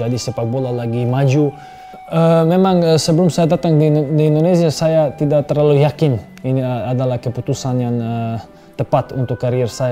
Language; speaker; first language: Indonesian; non-native, fluent; Serbian